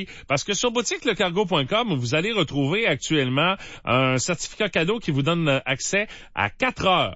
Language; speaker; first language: French; native; French